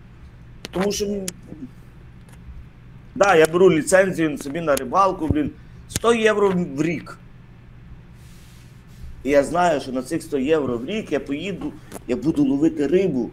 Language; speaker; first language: Ukrainian; native; Ukrainian